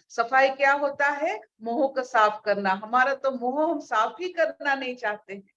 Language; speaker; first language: Hindi; non-native, local second language; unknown